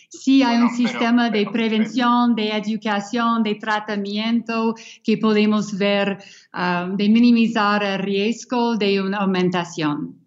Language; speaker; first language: Spanish; non-native, fluent; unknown